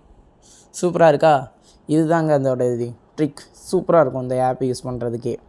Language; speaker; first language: Tamil; native; Tamil